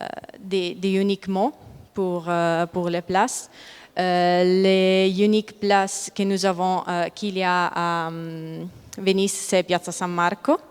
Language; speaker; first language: French; non-native, learner; Italian